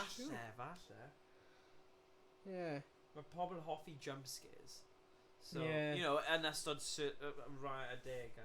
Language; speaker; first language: Welsh; native; Welsh